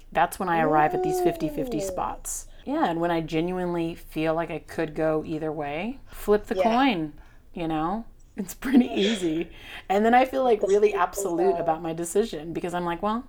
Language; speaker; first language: English; native; English